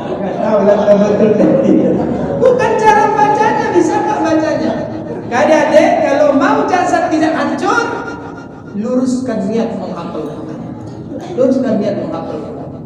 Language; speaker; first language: Indonesian; non-native, local second language; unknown